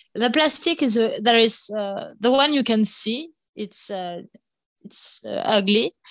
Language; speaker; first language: English; non-native, fluent; French